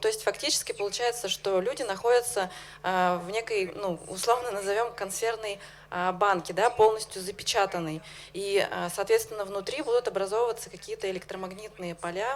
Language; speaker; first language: Russian; native; Russian